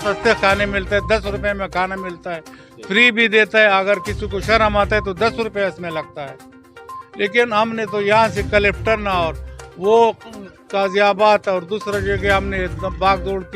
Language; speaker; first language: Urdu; non-native, local second language; Pashto